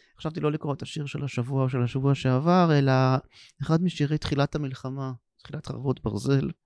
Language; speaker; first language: Hebrew; native; Hebrew